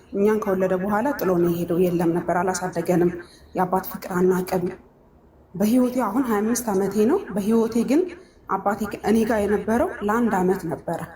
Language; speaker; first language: Amharic; native; Amharic